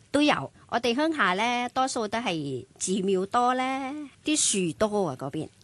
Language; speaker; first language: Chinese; non-native, fluent; Thai